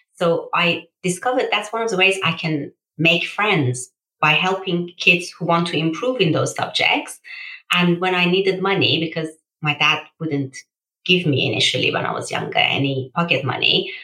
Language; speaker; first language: English; early bilingual, other home language; Persian